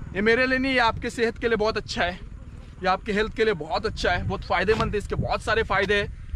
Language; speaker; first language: Hindi; non-native, local second language; Marathi